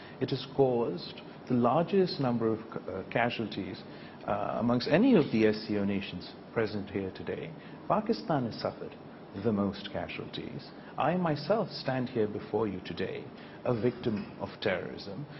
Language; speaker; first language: English; non-native, local second language; Urdu